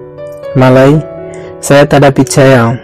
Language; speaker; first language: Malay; non-native, learner; Bangla